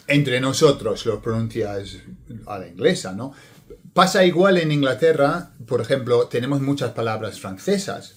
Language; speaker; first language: Spanish; non-native, fluent; English